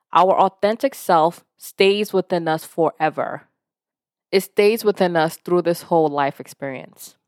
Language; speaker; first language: English; early bilingual, other home language; Yoruba